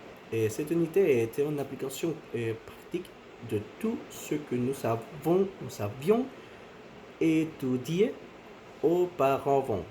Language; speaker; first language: French; non-native, learner; Spanish